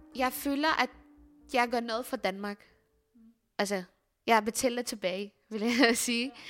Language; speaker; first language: Danish; non-native, fluent; Arabic